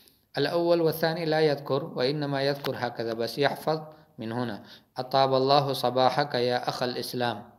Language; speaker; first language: Arabic; non-native, fluent; Urdu